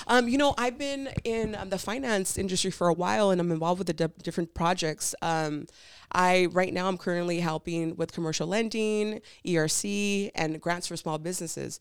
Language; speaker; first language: English; early bilingual, other home language; Spanish